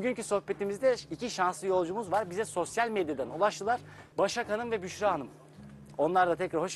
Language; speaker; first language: Turkish; native; Turkish